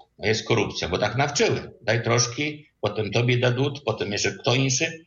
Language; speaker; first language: Polish; non-native, learner; Ukrainian